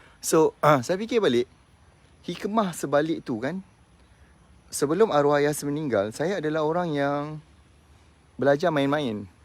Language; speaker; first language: Malay; native; Malay